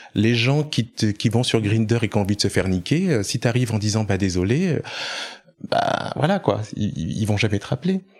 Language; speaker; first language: French; native; French